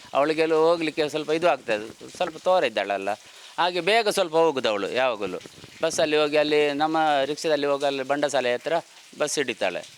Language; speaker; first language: Kannada; native; Kannada